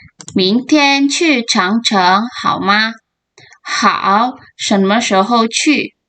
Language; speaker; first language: Chinese; non-native, fluent; Indonesian